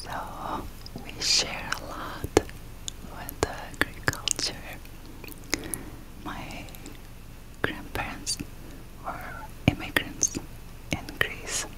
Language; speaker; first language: English; non-native, fluent; Turkish